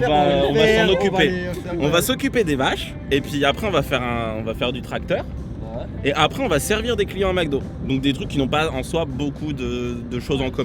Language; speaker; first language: French; native; French